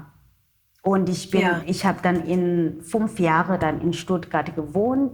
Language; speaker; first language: German; non-native, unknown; Xhosa